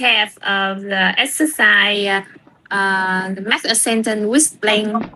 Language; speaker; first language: English; non-native, learner; Vietnamese